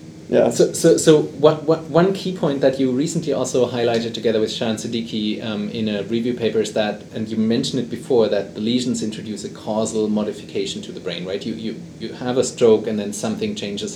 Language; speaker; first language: English; non-native, fluent; German